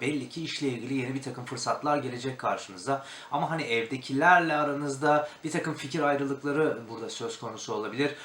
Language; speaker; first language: Turkish; native; Turkish